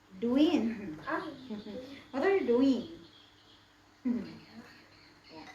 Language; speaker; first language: English; non-native, learner; Indonesian